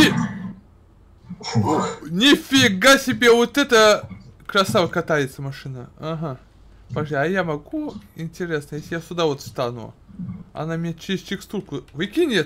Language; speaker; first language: Russian; native; Russian